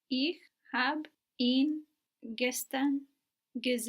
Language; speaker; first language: German; non-native, learner; English